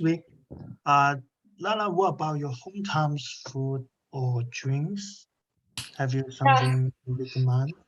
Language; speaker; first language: English; non-native, learner; Chinese